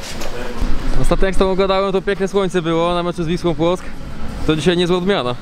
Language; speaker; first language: Polish; native; Polish